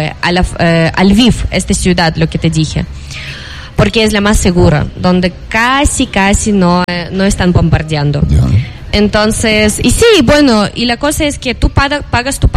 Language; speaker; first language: Spanish; non-native, fluent; Ukrainian